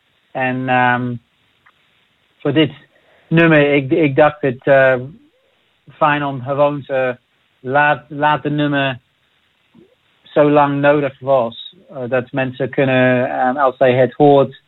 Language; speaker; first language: Dutch; non-native, fluent; English